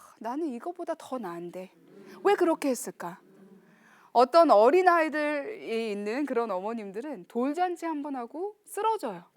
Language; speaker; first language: Korean; early bilingual, heritage; Korean